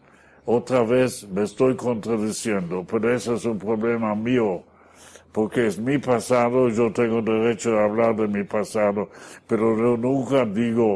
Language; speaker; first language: Spanish; non-native, fluent; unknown